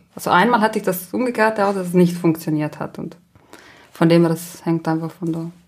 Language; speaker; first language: German; non-native, local second language; Ladin